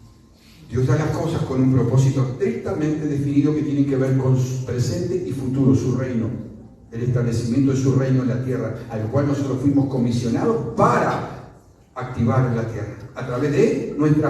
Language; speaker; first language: Spanish; native; Spanish